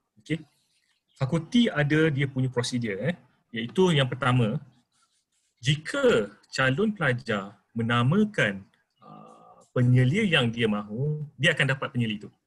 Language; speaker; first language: Malay; native; Malay